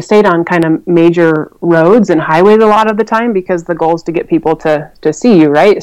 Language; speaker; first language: English; native; English